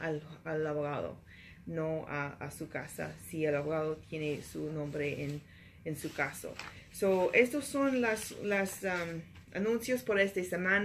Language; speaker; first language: Spanish; non-native, learner; English